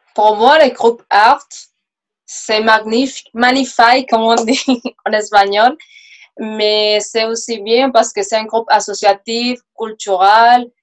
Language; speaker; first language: French; non-native, fluent; Spanish